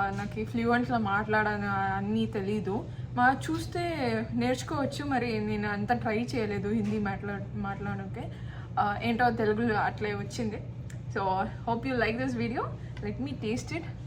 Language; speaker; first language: Telugu; non-native, local second language; Kannada